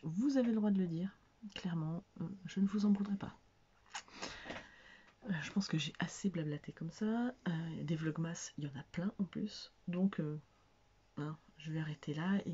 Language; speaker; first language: French; native; French